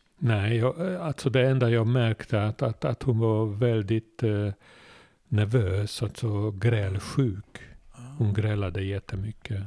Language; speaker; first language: Swedish; non-native, fluent; Hungarian